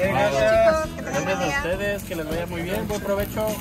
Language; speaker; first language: Spanish; native; Spanish